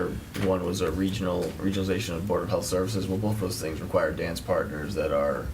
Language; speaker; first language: English; native; English